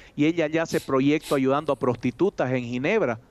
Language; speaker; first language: Spanish; native; Spanish